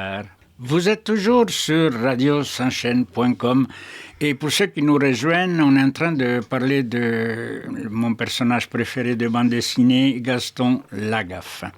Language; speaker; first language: French; native; French